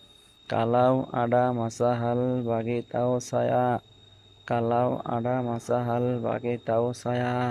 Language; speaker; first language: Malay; non-native, learner; Bangla